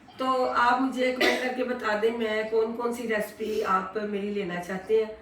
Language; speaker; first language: Urdu; non-native, local second language; Punjabi